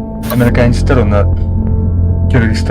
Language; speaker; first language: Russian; non-native, local second language; Yakut